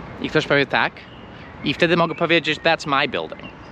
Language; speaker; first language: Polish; non-native, fluent; English